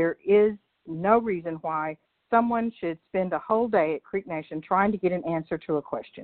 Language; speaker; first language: English; native; English